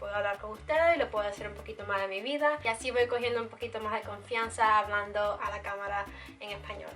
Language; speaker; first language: Spanish; early bilingual, heritage; Spanish